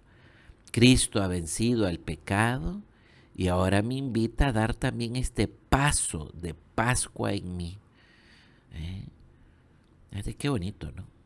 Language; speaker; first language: Spanish; native; Spanish